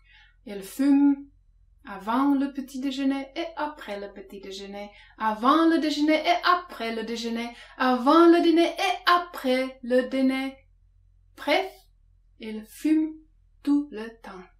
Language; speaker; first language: French; non-native, fluent; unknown